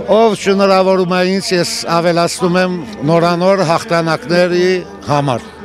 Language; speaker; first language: Armenian; early bilingual, heritage; Armenian